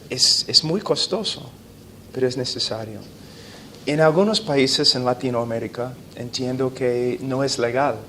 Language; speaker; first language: Spanish; non-native, fluent; English